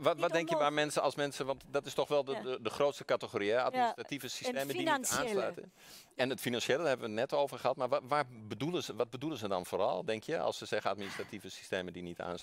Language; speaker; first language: Dutch; native; Dutch